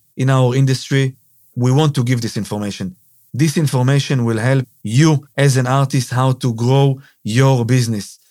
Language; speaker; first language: English; non-native, fluent; Hebrew